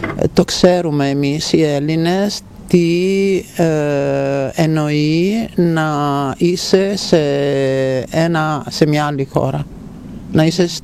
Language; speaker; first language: Greek; non-native, fluent; Italian